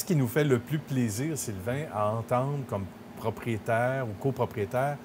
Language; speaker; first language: French; native; French